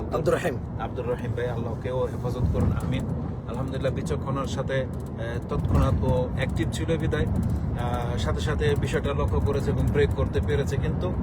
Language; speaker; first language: Bangla; native; Bangla